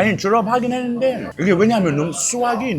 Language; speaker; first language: Korean; non-native, fluent; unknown